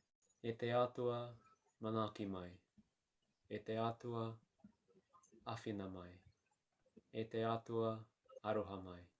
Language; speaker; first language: Māori; non-native, learner; English